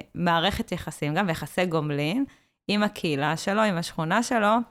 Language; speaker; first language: Hebrew; native; Hebrew